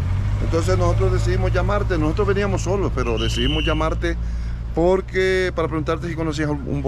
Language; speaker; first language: Spanish; native; Spanish